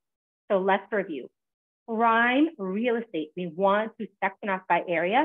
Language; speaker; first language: English; native; English